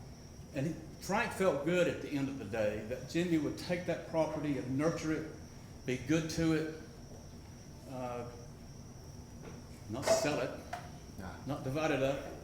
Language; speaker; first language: English; native; English